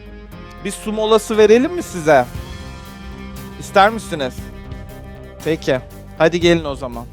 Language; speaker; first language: Turkish; native; Turkish